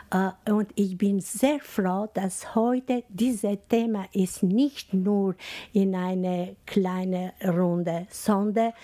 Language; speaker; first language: German; non-native, learner; Albanian